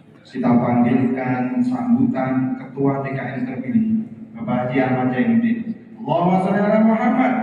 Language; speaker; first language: Indonesian; native; Indonesian